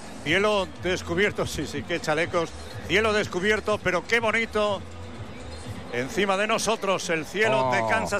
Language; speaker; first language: Spanish; native; Spanish